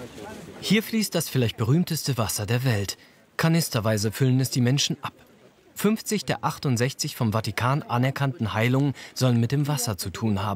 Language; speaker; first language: German; native; German